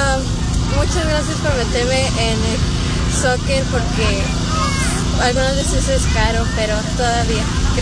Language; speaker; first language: Spanish; early bilingual, other home language; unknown